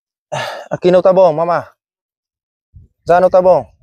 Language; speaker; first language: Portuguese; non-native, learner; Vietnamese